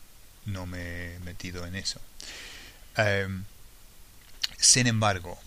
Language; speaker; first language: Spanish; non-native, fluent; English